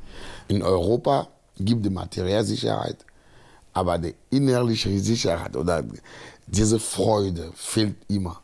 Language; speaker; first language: German; non-native, fluent; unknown